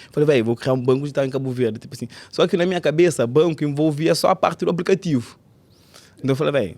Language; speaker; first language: Portuguese; non-native, local second language; Kabuverdianu